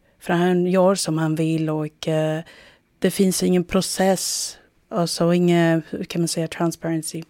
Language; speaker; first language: Swedish; non-native, fluent; Spanish